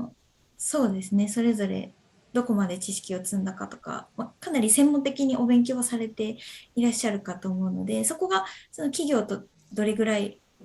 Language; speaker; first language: Japanese; native; Japanese